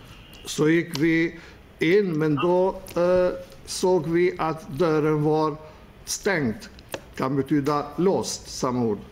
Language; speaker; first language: Swedish; non-native, fluent; Albanian